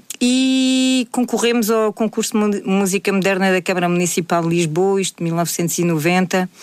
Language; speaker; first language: Portuguese; early bilingual, heritage; Portuguese